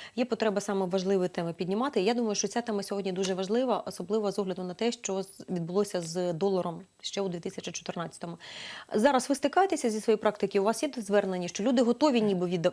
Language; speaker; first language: Ukrainian; native; Ukrainian